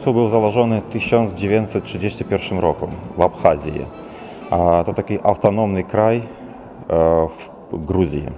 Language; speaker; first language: Polish; non-native, learner; Georgian